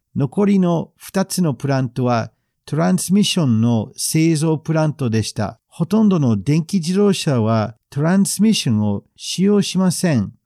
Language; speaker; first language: Japanese; non-native, fluent; English